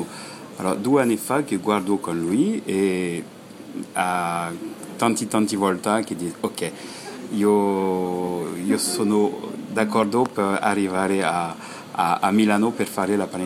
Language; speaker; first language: Italian; non-native, learner; French